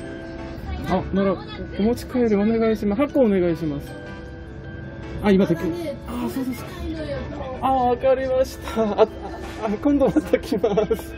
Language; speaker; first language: Japanese; non-native, fluent; Korean